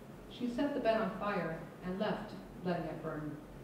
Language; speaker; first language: English; non-native, fluent; Spanish